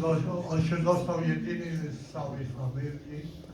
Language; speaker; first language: Polish; non-native, local second language; Yiddish